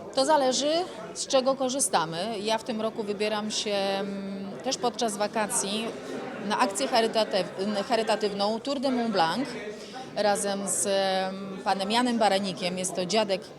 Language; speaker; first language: Polish; native; Polish